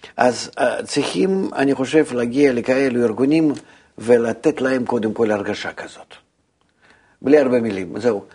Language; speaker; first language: Hebrew; non-native, fluent; Russian